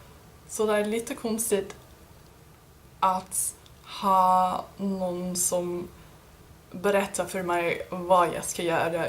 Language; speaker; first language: Swedish; non-native, learner; English